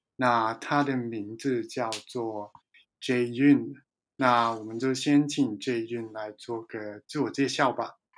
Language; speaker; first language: Chinese; native; Chinese